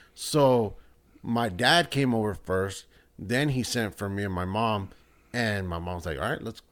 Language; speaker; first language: English; early bilingual, other home language; Spanish